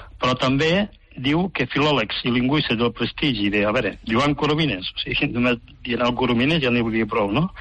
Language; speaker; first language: Catalan; native; Catalan